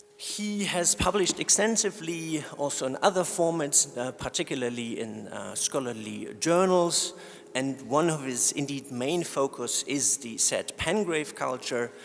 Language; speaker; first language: English; non-native, fluent; German